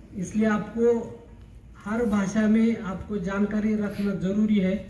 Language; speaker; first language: Hindi; non-native, local second language; Marathi